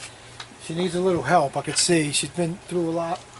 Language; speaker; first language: English; native; English